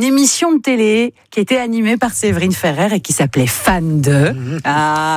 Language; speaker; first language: French; native; French